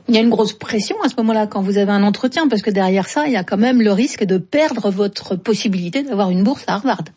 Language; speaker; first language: French; native; French